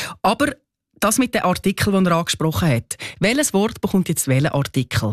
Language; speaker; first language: German; native; German